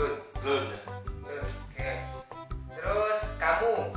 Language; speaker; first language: Indonesian; non-native, local second language; Minangkabau